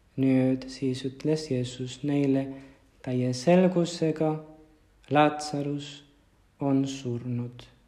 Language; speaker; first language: Estonian; non-native, fluent; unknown